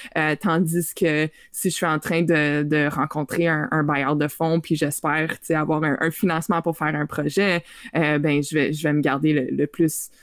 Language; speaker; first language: French; native; French